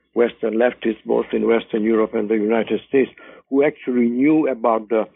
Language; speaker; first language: English; non-native, fluent; Hungarian